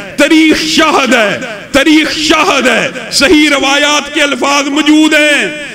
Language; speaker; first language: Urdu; non-native, local second language; Punjabi